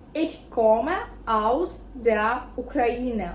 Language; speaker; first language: German; non-native, fluent; Ukrainian